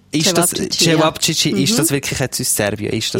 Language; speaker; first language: German; native; German